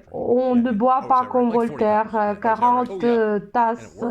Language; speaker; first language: French; non-native, fluent; Russian